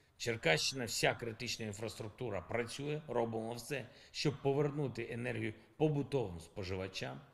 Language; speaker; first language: Ukrainian; non-native, local second language; Russian